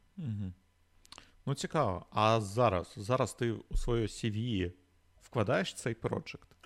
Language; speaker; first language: Ukrainian; native; Ukrainian